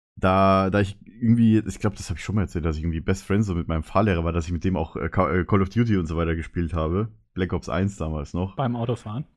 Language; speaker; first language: German; native; German